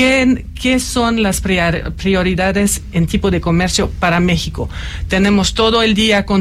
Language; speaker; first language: Spanish; non-native, fluent; French